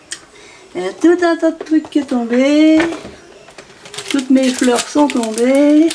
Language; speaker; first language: French; native; French